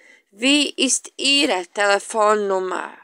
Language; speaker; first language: German; non-native, fluent; Latvian